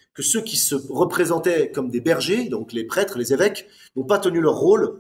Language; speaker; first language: French; native; French